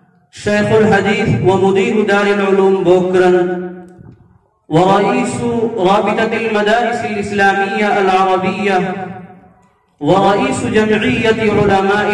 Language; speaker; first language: Arabic; non-native, fluent; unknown